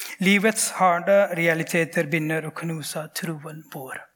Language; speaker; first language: Norwegian; non-native, fluent; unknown